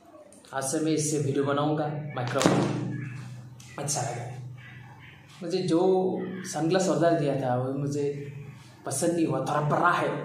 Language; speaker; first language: Hindi; non-native, local second language; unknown